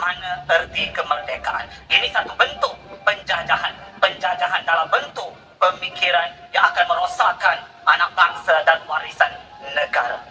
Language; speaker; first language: Malay; native; Malay